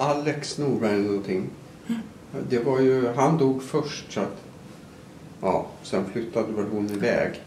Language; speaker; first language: Swedish; native; Swedish